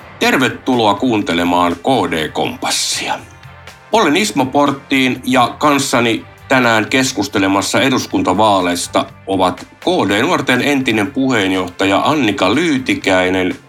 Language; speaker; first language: Finnish; native; Finnish